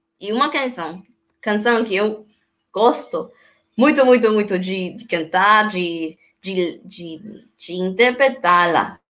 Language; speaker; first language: Portuguese; non-native, learner; Spanish